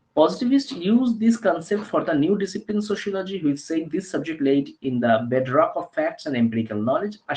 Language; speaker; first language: English; non-native, local second language; Bangla